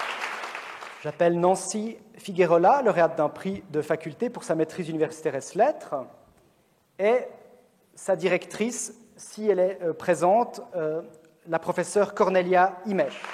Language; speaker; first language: French; native; French